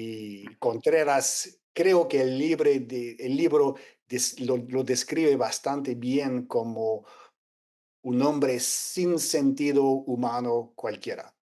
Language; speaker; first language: Spanish; non-native, fluent; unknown